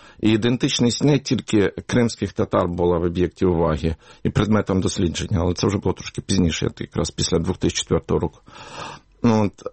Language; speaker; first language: Ukrainian; native; Ukrainian